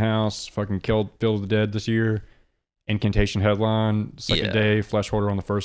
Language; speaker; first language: English; native; English